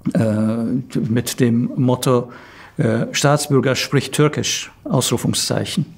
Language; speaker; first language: German; non-native, fluent; Turkish